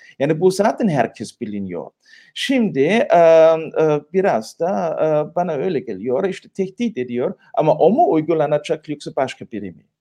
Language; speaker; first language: Turkish; non-native, fluent; German